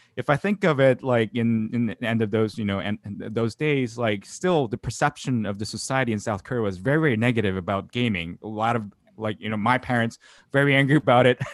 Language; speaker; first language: English; non-native, fluent; Korean